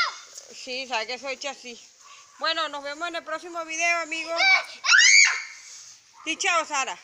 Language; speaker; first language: Spanish; native; Spanish